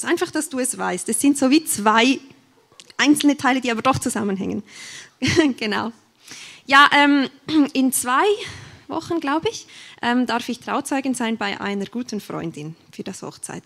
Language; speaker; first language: German; native; German